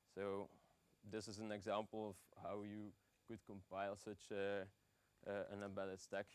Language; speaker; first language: English; non-native, fluent; Dutch